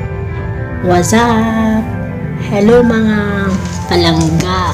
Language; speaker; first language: Filipino; non-native, local second language; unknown